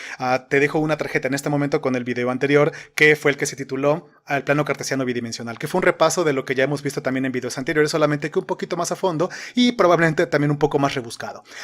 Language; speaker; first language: Spanish; native; Spanish